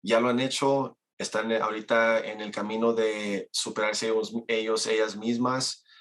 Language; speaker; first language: Spanish; early bilingual, heritage; Spanish